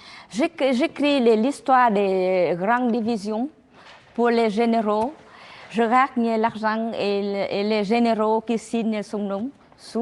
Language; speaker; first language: French; non-native, learner; Vietnamese